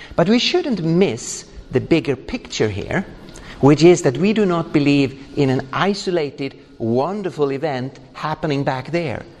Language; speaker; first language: English; non-native, fluent; Swedish